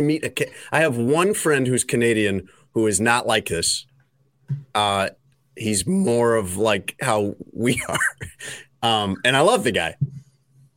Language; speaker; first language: English; native; English